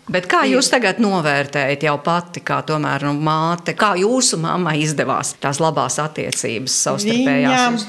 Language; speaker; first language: Latvian; native; Latvian